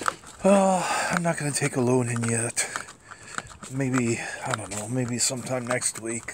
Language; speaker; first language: English; native; English